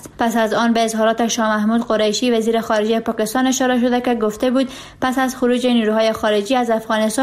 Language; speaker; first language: Persian; native; Persian